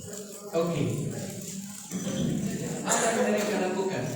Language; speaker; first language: Indonesian; non-native, fluent; Arabic